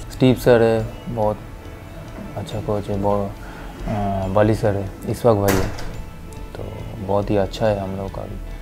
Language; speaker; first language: Hindi; non-native, local second language; Bangla